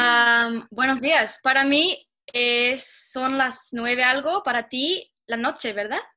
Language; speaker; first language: Spanish; non-native, fluent; English